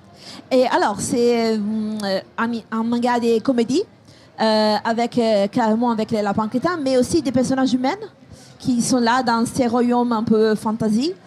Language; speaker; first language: French; non-native, fluent; Italian